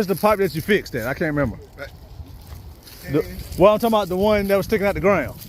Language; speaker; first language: English; native; English